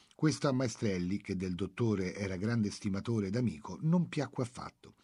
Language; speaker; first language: Italian; native; Italian